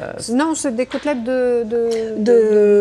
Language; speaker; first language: French; non-native, local second language; Arabic